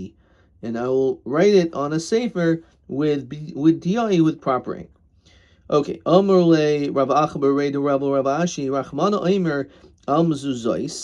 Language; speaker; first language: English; native; English